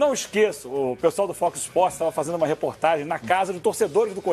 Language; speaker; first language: Portuguese; native; Portuguese